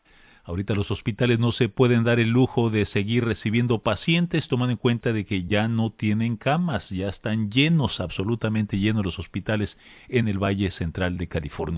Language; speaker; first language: Spanish; native; Spanish